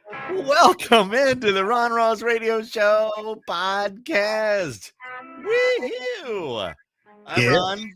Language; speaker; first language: English; native; English